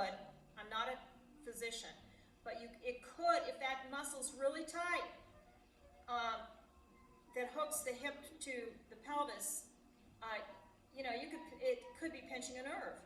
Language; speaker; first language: English; native; English